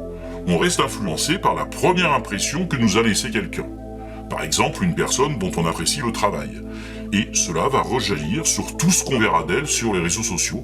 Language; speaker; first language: French; native; French